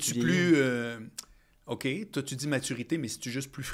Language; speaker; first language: French; native; French